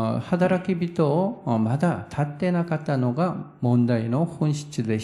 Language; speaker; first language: Japanese; non-native, fluent; Korean